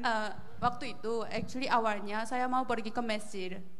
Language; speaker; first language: Indonesian; non-native, learner; Korean